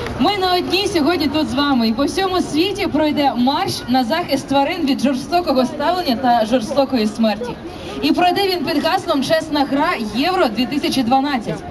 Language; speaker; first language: Ukrainian; native; Ukrainian